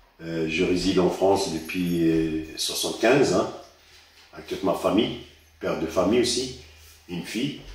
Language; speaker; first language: French; early bilingual, other home language; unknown